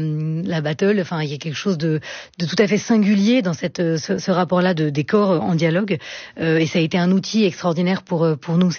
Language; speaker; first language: French; native; French